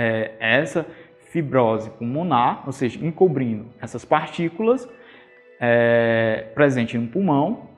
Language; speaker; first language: Portuguese; native; Portuguese